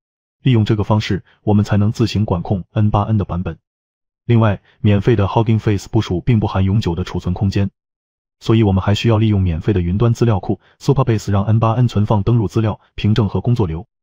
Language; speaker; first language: Chinese; native; Chinese